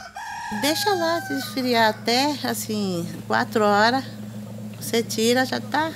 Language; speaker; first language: Portuguese; non-native, local second language; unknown